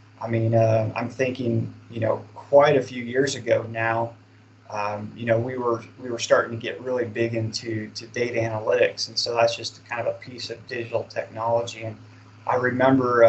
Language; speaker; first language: English; native; English